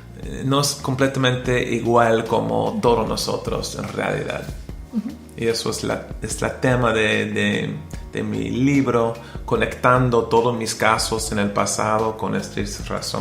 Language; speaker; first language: Spanish; non-native, learner; English